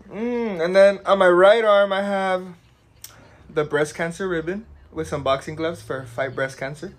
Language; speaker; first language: English; early bilingual, other home language; Spanish